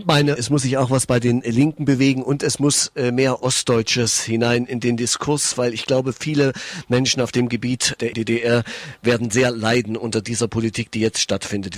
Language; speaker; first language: German; native; German